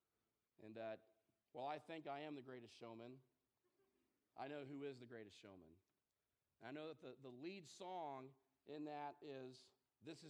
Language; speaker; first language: English; native; English